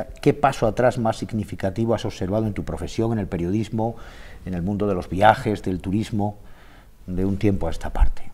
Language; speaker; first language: Spanish; native; Spanish